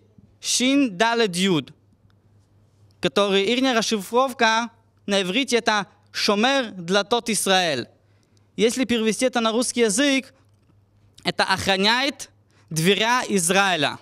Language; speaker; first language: Russian; non-native, fluent; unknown